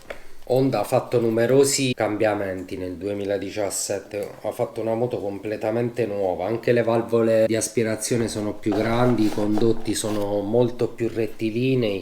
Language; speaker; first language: Italian; native; Italian